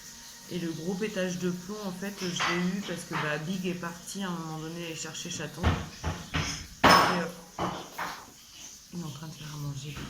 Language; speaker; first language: French; native; French